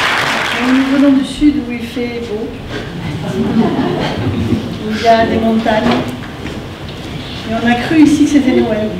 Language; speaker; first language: French; native; French